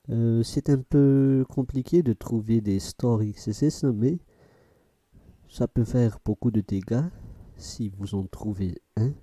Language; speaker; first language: French; non-native, fluent; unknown